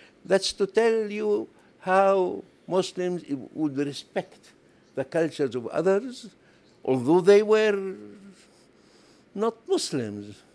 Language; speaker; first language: English; non-native, fluent; Arabic